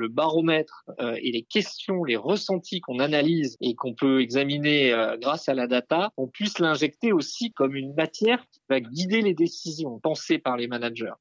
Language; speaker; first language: French; native; French